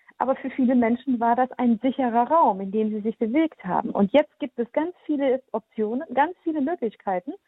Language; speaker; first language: German; early bilingual, heritage; German